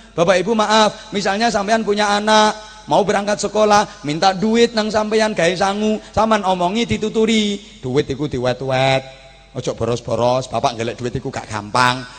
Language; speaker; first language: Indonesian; non-native, local second language; Javanese